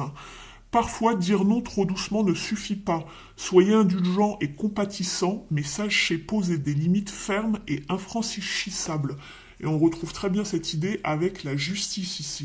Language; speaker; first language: French; native; French